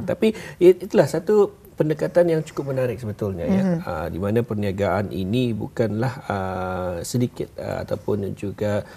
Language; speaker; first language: Malay; native; Malay